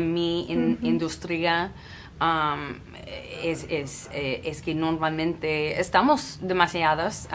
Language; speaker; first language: Spanish; non-native, fluent; English